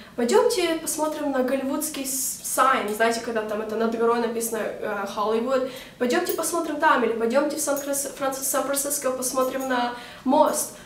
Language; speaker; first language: Russian; native; Russian